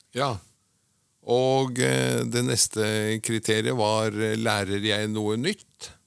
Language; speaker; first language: Norwegian; native; Norwegian